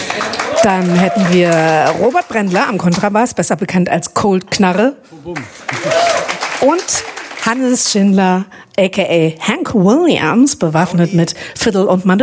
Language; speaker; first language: German; native; German